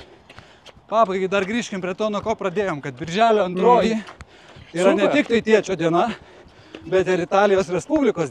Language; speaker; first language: Lithuanian; native; Lithuanian